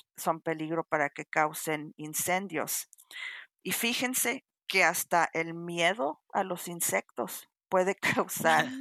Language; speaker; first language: Spanish; early bilingual, heritage; Spanish